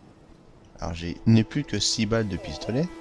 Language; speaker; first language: French; native; French